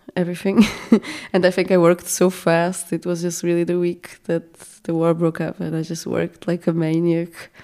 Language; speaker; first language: English; non-native, fluent; Portuguese